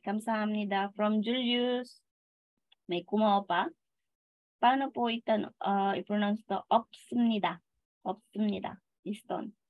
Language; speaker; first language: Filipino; native; Filipino